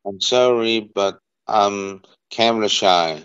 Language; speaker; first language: English; non-native, learner; Korean